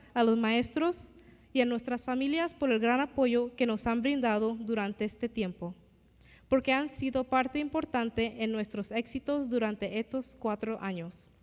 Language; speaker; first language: Spanish; early bilingual, other home language; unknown